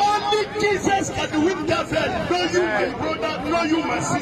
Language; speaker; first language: English; non-native, learner; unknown